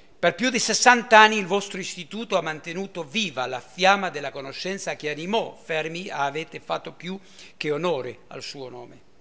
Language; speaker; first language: Italian; early bilingual, heritage; Italian